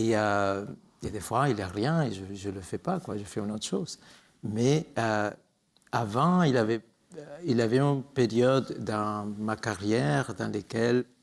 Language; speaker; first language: French; non-native, fluent; Spanish